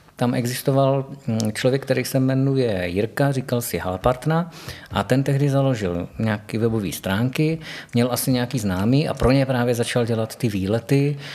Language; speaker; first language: Czech; native; Czech